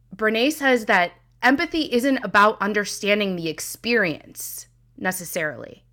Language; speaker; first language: English; native; English